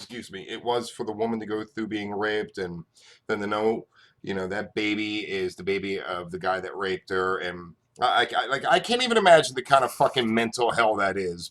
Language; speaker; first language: English; native; English